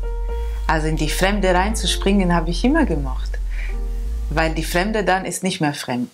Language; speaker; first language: German; non-native, fluent; Italian